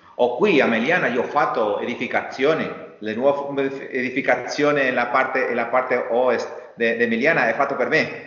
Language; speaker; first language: Italian; non-native, learner; Spanish